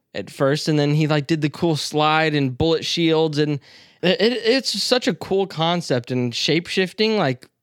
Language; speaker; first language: English; native; English